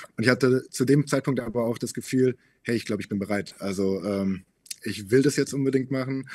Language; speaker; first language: German; native; German